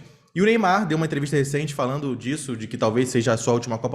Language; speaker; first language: Portuguese; native; Portuguese